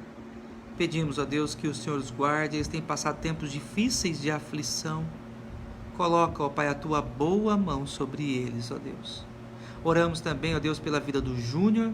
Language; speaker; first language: Portuguese; native; Portuguese